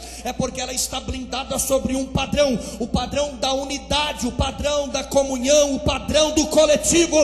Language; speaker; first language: Portuguese; native; Portuguese